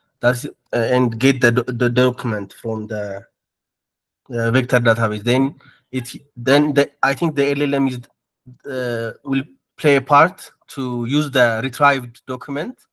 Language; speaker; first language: English; non-native, learner; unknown